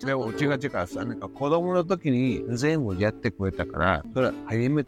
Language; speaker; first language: Japanese; non-native, learner; Spanish